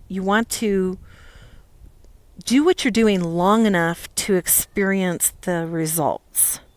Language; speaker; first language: English; native; English